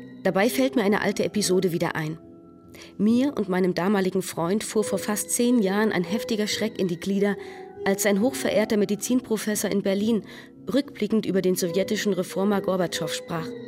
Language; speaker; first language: German; native; German